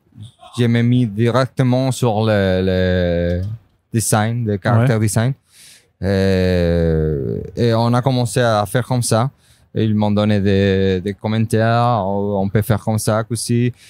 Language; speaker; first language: French; non-native, fluent; Spanish